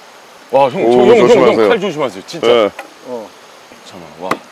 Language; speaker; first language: Korean; native; Korean